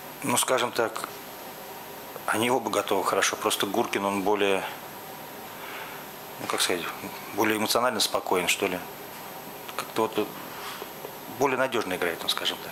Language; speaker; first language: Russian; native; Russian